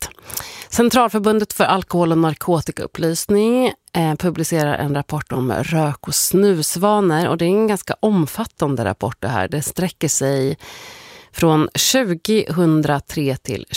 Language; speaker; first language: Swedish; native; Swedish